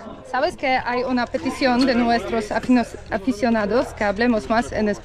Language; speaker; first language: Spanish; non-native, learner; Polish